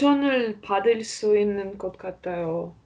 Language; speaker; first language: Korean; non-native, learner; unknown